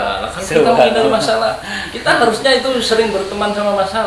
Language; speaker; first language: Indonesian; native; Indonesian